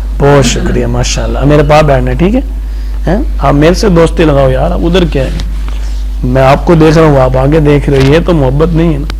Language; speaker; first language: Urdu; non-native, local second language; Punjabi